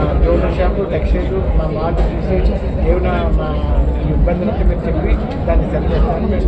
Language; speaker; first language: Telugu; native; Telugu